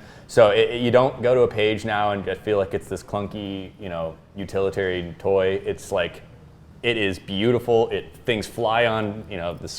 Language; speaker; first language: English; native; English